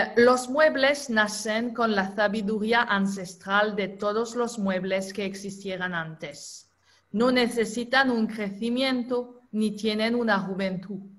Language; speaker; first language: Spanish; non-native, fluent; French